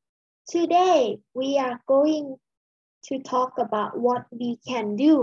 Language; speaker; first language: English; non-native, fluent; Lao